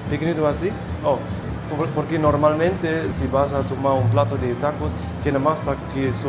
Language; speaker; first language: Spanish; non-native, learner; English